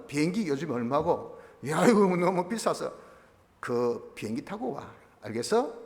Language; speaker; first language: Korean; native; Korean